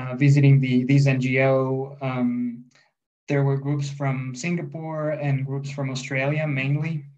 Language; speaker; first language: English; non-native, fluent; Spanish